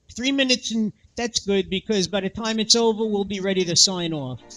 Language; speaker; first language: English; native; English